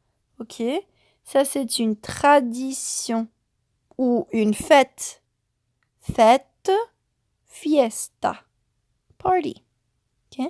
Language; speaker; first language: French; non-native, fluent; Spanish